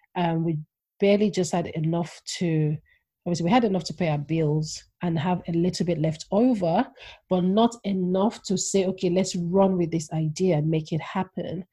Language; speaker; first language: English; non-native, local second language; Yoruba